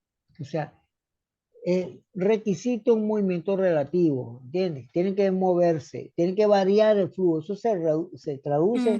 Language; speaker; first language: Spanish; native; Spanish